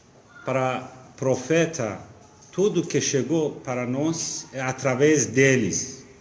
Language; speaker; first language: Portuguese; non-native, fluent; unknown